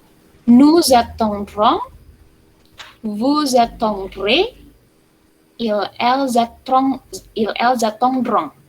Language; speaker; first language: French; non-native, fluent; Indonesian